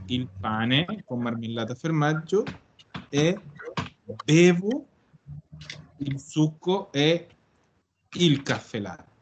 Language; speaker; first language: Italian; non-native, fluent; Spanish